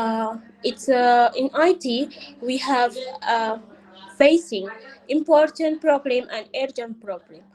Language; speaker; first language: English; non-native, learner; Arabic